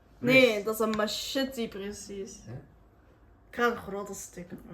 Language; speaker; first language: Dutch; early bilingual, other home language; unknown